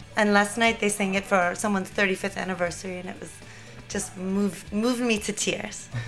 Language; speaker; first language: English; native; English